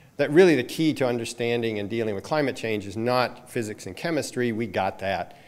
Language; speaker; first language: English; native; English